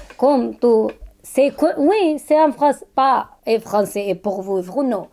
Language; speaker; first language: French; non-native, learner; Kurdish